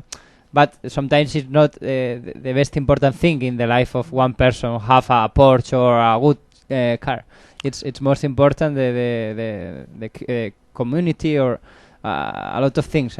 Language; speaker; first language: English; non-native, learner; Spanish